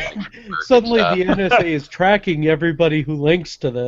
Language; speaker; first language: English; native; English